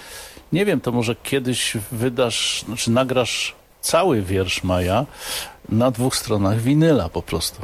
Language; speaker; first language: Polish; native; Polish